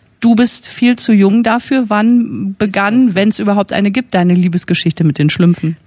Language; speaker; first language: German; native; German